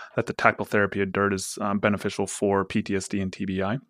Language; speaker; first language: English; native; English